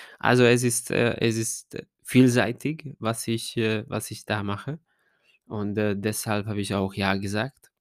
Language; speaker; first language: German; non-native, fluent; Hungarian